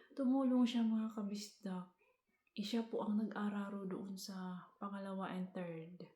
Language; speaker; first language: Filipino; non-native, local second language; Cebuano